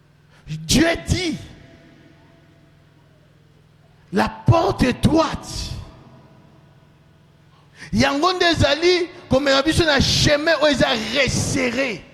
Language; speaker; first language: French; non-native, local second language; Lingala